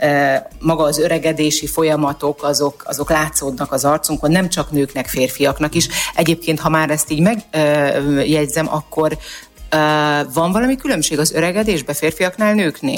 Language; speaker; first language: Hungarian; native; Hungarian